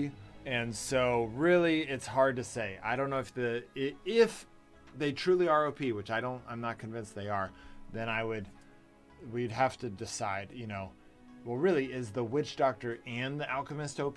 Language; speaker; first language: English; native; English